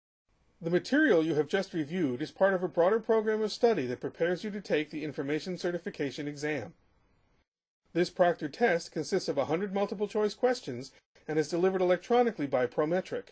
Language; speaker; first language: English; native; English